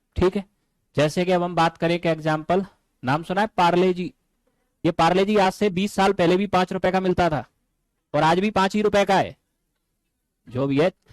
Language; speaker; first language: Hindi; native; Hindi